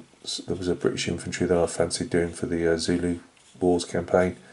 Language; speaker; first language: English; native; English